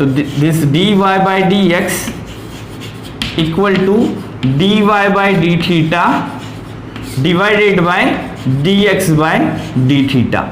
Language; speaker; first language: Hindi; native; Hindi